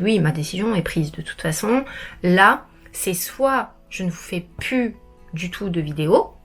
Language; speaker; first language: French; native; French